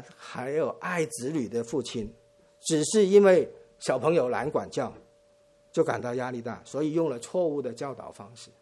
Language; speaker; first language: Chinese; non-native, local second language; Cantonese